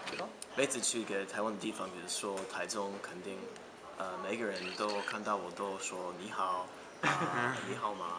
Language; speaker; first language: Chinese; non-native, learner; English